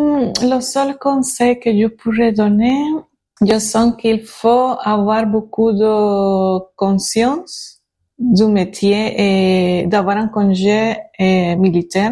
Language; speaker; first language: French; non-native, learner; Spanish